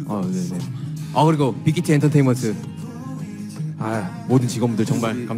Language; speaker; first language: Korean; native; Korean